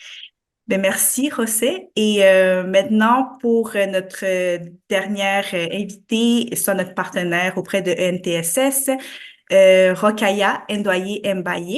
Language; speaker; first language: French; native; French